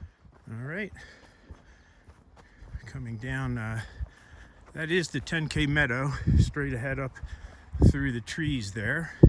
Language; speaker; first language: English; native; English